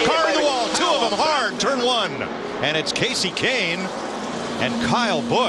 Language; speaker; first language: English; native; English